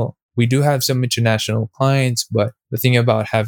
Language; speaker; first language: English; non-native, local second language; Filipino